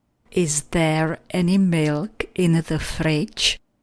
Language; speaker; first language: English; non-native, fluent; Czech